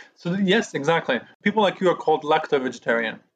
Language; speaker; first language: English; early bilingual, other home language; Hebrew